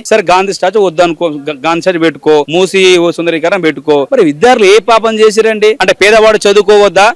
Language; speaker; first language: Telugu; native; Telugu